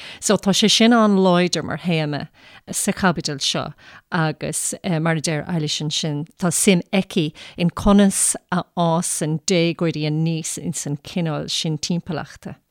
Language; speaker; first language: Irish; native; Irish